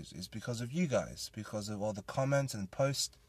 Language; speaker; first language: English; native; English